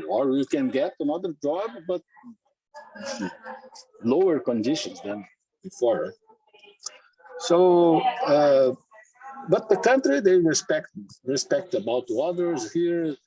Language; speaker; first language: English; non-native, learner; Portuguese